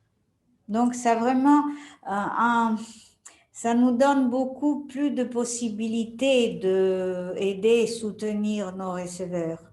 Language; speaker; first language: French; non-native, fluent; Italian